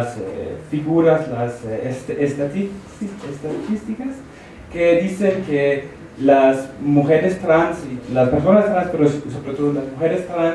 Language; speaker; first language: Spanish; non-native, fluent; French